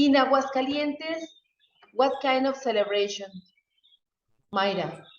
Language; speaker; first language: English; non-native, fluent; Spanish